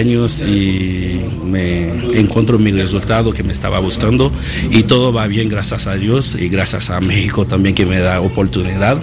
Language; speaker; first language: Spanish; non-native, learner; Haitian Creole